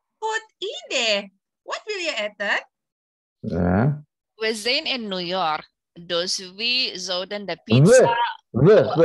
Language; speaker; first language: Dutch; non-native, learner; Indonesian